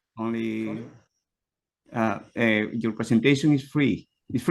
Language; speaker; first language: English; non-native, learner; Spanish